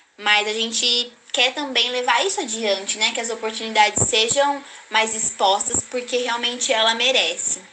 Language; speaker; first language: Portuguese; native; Portuguese